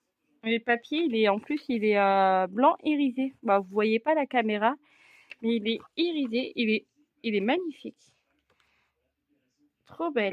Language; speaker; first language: French; native; French